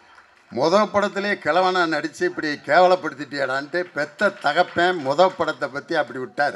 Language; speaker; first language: Tamil; native; Tamil